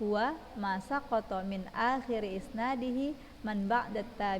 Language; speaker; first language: Arabic; non-native, fluent; Indonesian